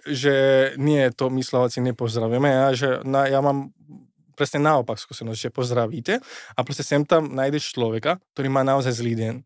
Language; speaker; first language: Slovak; non-native, fluent; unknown